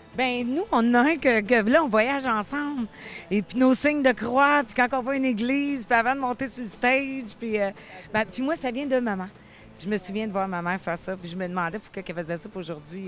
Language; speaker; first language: French; native; French